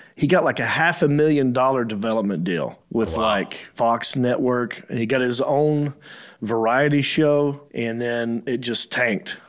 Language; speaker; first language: English; native; English